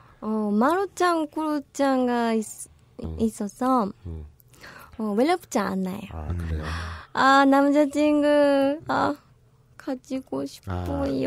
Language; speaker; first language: Korean; non-native, learner; Japanese